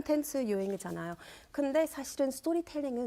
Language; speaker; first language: Korean; non-native, fluent; English